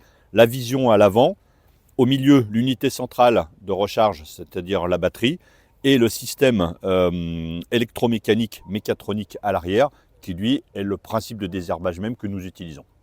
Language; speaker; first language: French; native; French